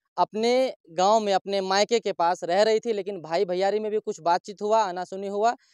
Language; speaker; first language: Hindi; native; Hindi